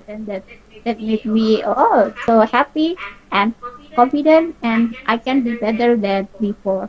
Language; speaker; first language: English; non-native, learner; Indonesian